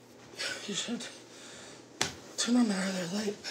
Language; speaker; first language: English; native; English